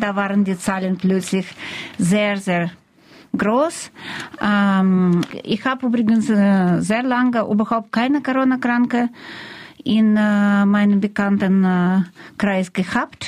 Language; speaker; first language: German; non-native, fluent; Russian